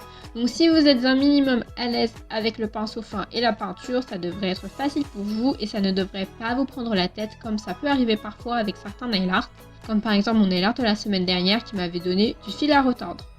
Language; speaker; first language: French; native; French